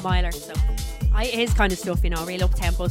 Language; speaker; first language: English; native; English